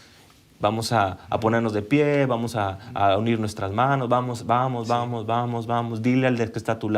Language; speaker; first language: Spanish; native; Spanish